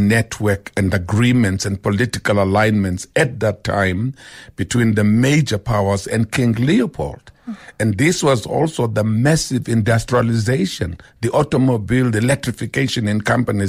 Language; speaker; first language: English; non-native, local second language; Xhosa